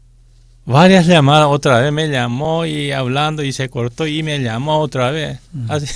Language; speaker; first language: Spanish; non-native, fluent; Korean